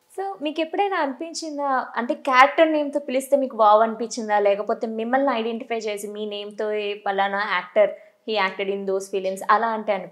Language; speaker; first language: Telugu; native; Telugu